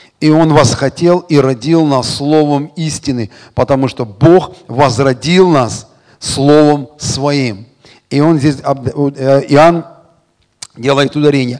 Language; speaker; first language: Russian; native; Russian